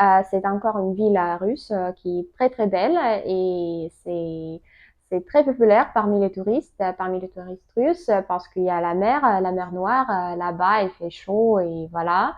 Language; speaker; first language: French; non-native, learner; Russian